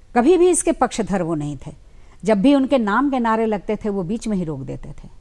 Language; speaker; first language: Hindi; native; Hindi